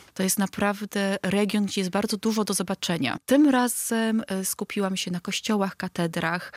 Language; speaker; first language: Polish; native; Polish